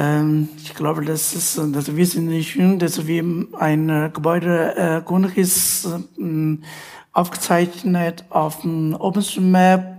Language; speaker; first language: German; non-native, fluent; Chinese